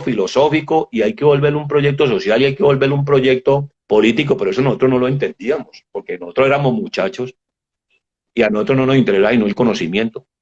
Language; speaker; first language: Spanish; native; Spanish